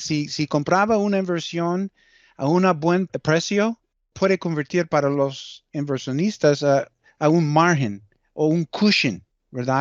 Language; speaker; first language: Spanish; early bilingual, heritage; Spanish